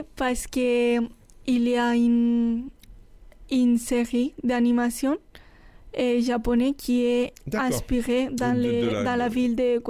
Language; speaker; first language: French; non-native, fluent; Spanish